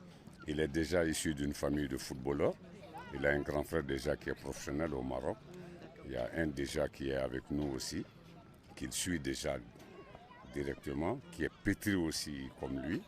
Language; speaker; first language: French; non-native, local second language; Bambara